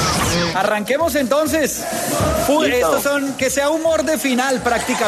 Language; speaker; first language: Spanish; native; Spanish